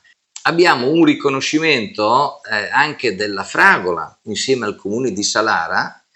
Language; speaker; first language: Italian; native; Italian